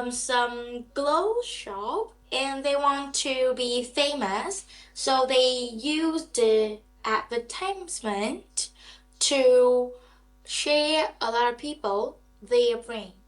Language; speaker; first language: English; non-native, learner; Vietnamese